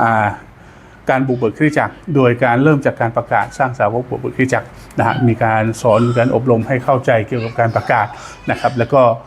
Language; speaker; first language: Thai; native; Thai